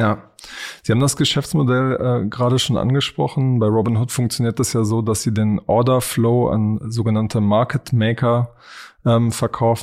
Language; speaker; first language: German; native; German